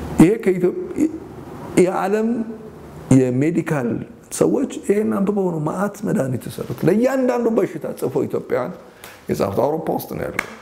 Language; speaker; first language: Amharic; native; Amharic